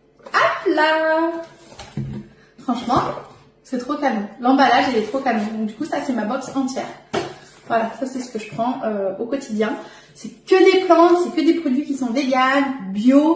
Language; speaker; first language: French; native; French